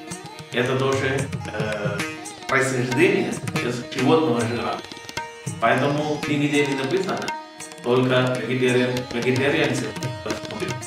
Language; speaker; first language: Russian; non-native, fluent; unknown